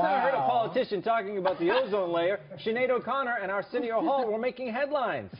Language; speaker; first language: English; native; English